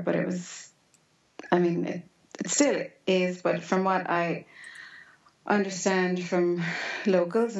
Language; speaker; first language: English; native; English